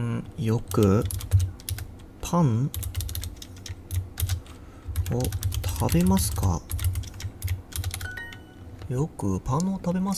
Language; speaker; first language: Japanese; non-native, learner; English